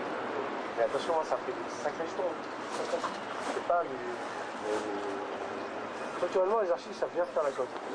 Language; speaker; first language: French; native; French